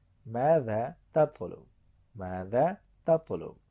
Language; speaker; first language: Arabic; non-native, fluent; Urdu